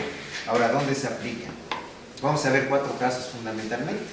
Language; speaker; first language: Spanish; native; Spanish